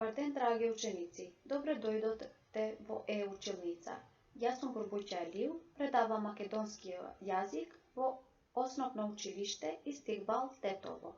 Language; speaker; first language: Macedonian; non-native, local second language; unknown